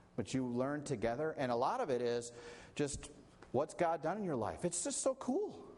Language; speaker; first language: English; native; English